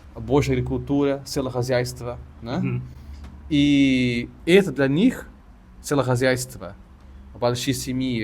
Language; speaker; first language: Russian; non-native, fluent; Portuguese